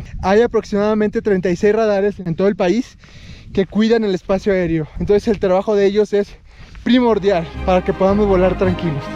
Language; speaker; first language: Spanish; native; Spanish